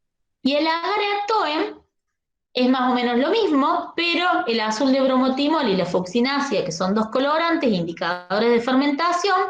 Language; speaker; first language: Spanish; native; Spanish